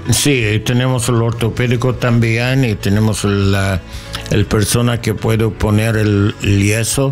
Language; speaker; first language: Spanish; non-native, learner; English